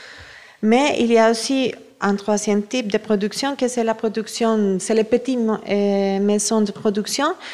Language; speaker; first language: French; non-native, fluent; Spanish